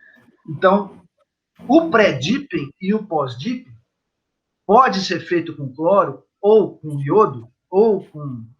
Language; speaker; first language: Portuguese; native; Portuguese